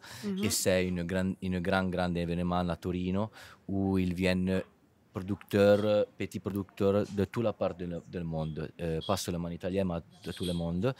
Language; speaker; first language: French; non-native, fluent; Italian